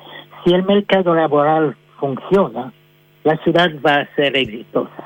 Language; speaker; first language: Spanish; non-native, fluent; French